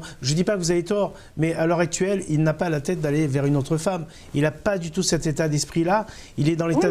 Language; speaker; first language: French; native; French